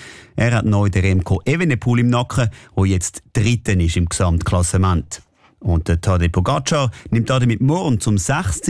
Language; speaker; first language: German; native; German